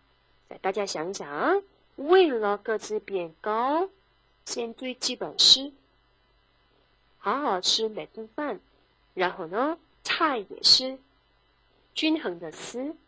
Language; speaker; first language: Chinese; non-native, fluent; Korean